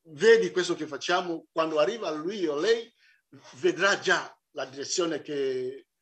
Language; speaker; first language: Italian; non-native, fluent; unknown